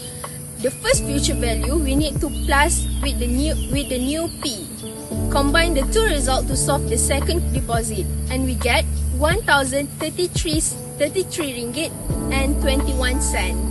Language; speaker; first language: English; non-native, local second language; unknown